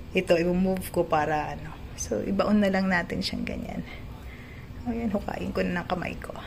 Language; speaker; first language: Filipino; non-native, local second language; Cebuano